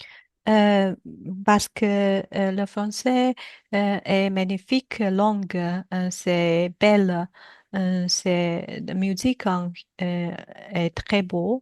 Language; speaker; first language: French; non-native, learner; Chinese